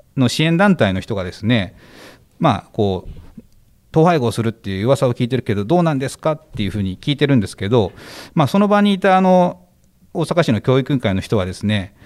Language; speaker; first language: Japanese; native; Japanese